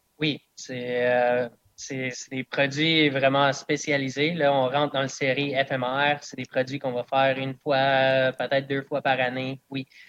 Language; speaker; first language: French; non-native, local second language; English